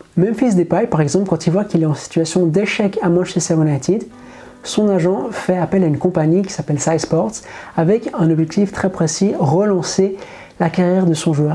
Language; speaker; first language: French; native; French